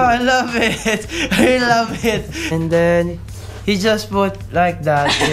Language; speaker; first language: English; non-native, learner; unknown